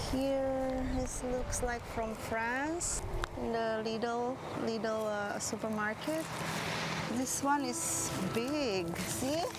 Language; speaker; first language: English; non-native, fluent; Indonesian